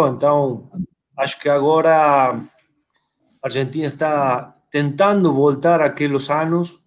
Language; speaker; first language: Portuguese; non-native, fluent; Spanish